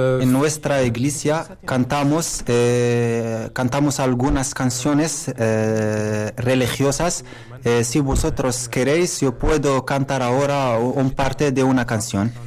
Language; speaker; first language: Spanish; non-native, learner; Arabic